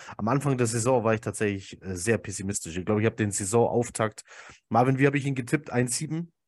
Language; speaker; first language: German; native; German